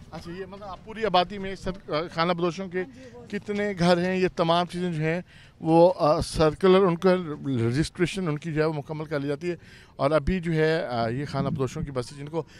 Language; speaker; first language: Urdu; non-native, local second language; Saraiki